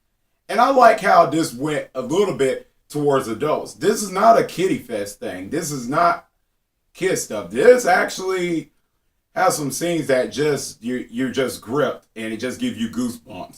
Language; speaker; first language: English; native; English